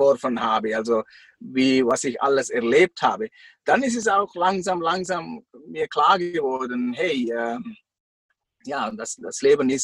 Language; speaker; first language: German; non-native, fluent; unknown